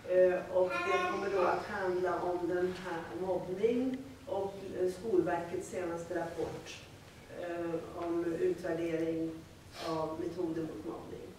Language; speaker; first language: Swedish; native; Swedish